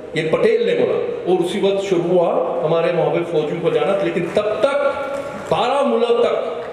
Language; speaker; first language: Urdu; non-native, local second language; Kashmiri